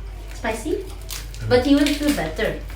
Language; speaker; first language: English; non-native, learner; Indonesian